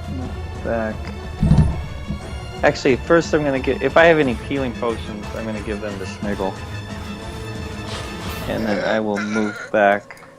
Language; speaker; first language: English; native; English